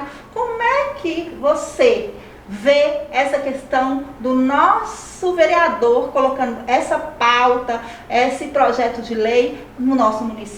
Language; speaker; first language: Portuguese; native; Portuguese